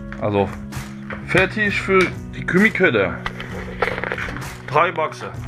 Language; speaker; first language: German; non-native, learner; French